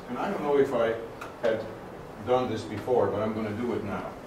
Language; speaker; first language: English; non-native, fluent; Hungarian